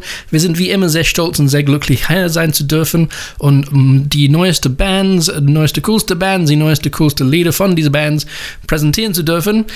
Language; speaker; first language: German; non-native, learner; English